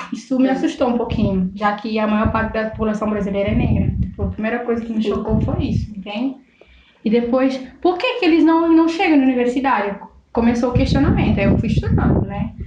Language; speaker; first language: Portuguese; non-native, local second language; Kabuverdianu